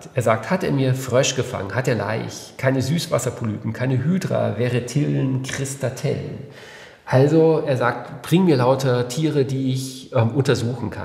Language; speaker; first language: German; native; German